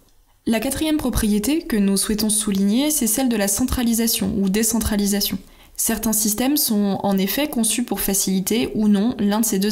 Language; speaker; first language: French; native; French